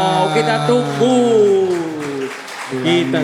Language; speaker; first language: Indonesian; native; Indonesian